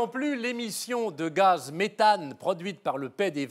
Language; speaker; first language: French; native; French